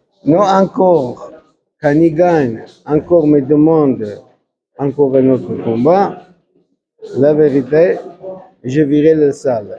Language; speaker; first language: French; non-native, learner; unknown